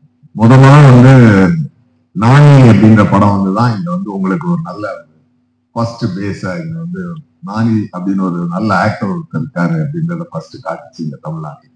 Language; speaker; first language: Tamil; native; Tamil